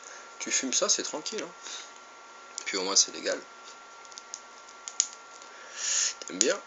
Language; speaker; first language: French; native; French